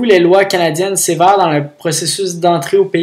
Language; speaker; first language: French; native; French